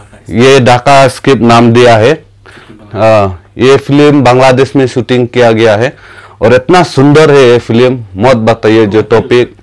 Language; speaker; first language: Hindi; non-native, local second language; Khasi